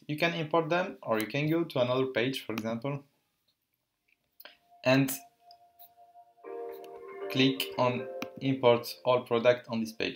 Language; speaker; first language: English; non-native, fluent; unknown